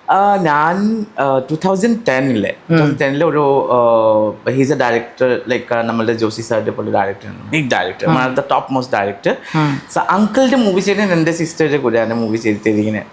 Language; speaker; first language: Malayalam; non-native, fluent; Assamese